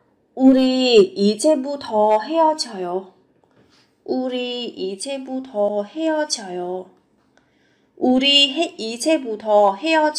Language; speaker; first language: Korean; non-native, fluent; Vietnamese